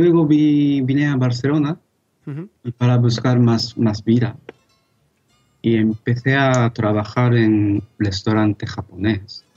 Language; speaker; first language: Spanish; non-native, fluent; Japanese